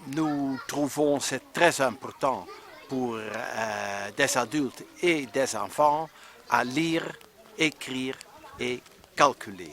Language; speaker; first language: French; non-native, learner; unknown